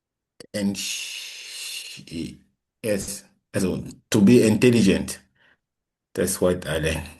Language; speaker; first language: English; non-native, learner; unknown